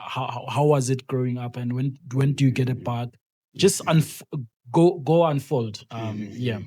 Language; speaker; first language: English; non-native, local second language; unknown